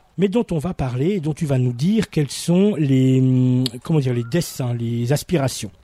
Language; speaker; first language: French; native; French